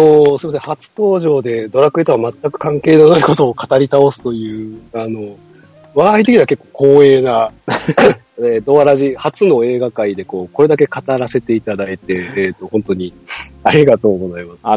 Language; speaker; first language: Japanese; native; Japanese